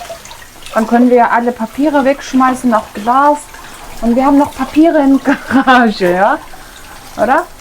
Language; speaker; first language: German; non-native, fluent; Mongolian